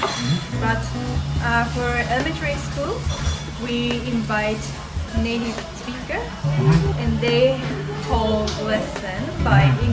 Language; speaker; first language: English; non-native, fluent; Japanese